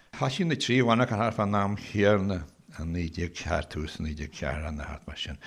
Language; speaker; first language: Irish; native; Irish